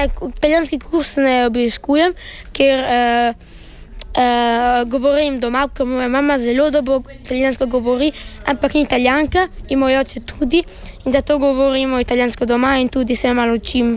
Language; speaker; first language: Slovenian; early bilingual, heritage; Italian